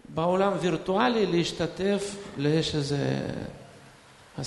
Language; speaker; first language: Hebrew; non-native, fluent; Russian